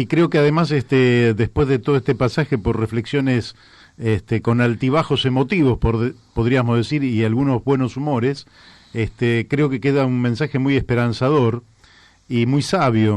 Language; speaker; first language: Spanish; native; Spanish